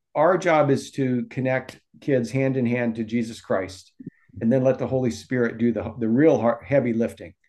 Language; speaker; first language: English; native; English